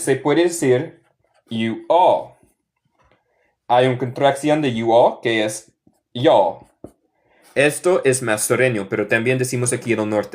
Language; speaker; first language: Spanish; non-native, fluent; English